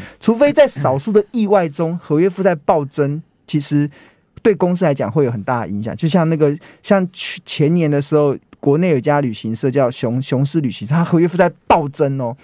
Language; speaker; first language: Chinese; native; Chinese